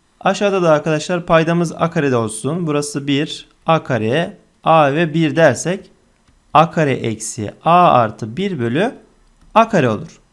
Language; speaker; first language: Turkish; native; Turkish